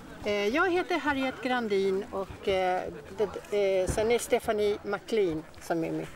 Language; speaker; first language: Swedish; native; Swedish